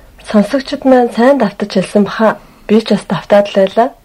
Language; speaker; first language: Mongolian; native; Mongolian